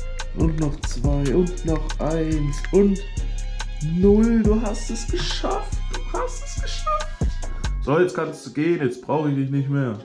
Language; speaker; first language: German; native; German